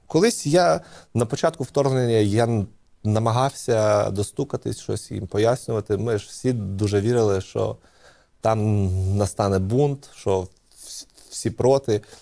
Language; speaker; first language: Ukrainian; non-native, local second language; Russian